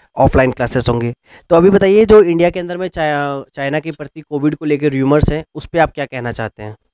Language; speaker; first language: Hindi; native; Hindi